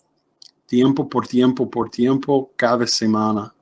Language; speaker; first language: Spanish; non-native, learner; English